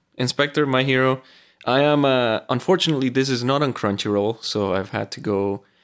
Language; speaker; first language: English; non-native, fluent; Spanish